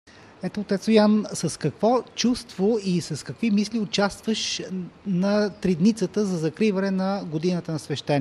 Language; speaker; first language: Bulgarian; native; Bulgarian